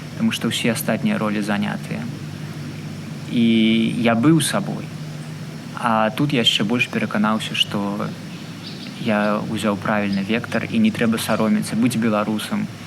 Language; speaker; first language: Belarusian; non-native, local second language; Russian